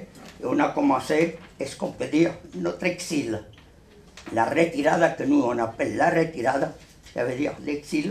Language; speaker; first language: French; early bilingual, other home language; Spanish